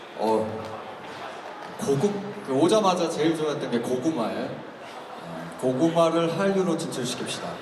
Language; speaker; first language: Korean; native; Korean